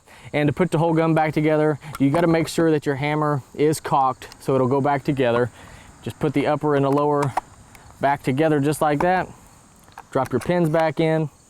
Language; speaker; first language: English; native; English